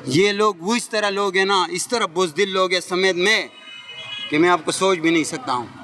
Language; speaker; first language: Urdu; non-native, local second language; Pashto